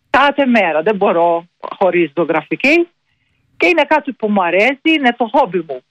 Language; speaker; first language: Greek; non-native, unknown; Maltese